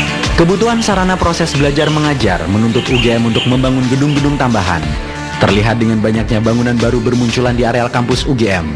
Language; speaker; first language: Indonesian; native; Indonesian